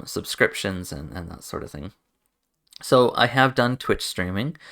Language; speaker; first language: English; native; English